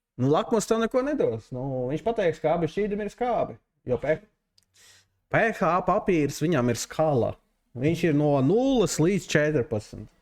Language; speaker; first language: Latvian; non-native, local second language; Russian